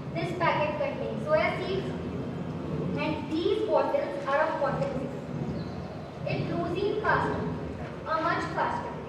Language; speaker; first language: English; non-native, local second language; Marathi